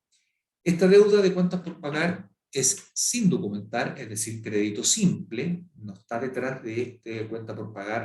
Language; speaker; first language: Spanish; native; Spanish